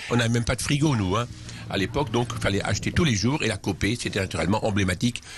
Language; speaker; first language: French; non-native, local second language; Swiss German